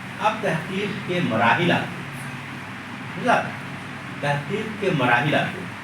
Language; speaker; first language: Urdu; native; Urdu